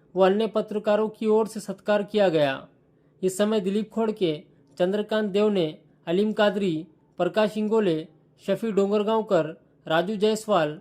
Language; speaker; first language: Hindi; non-native, local second language; Marathi